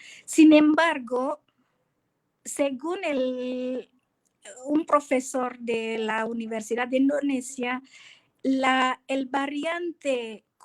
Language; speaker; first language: Spanish; non-native, fluent; Indonesian